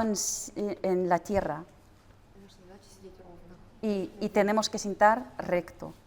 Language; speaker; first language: Spanish; non-native, learner; Russian